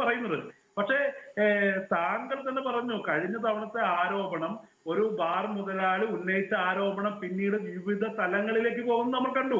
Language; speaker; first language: Malayalam; native; Malayalam